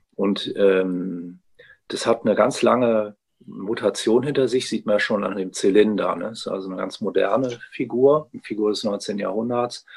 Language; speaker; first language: German; early bilingual, heritage; Greek